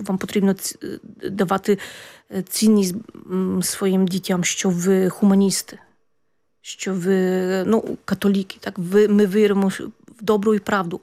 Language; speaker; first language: Ukrainian; non-native, fluent; Polish